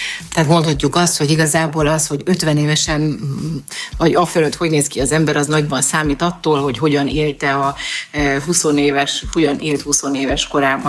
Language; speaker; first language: Hungarian; native; Hungarian